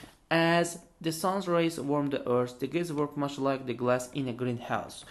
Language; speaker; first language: English; non-native, fluent; Azerbaijani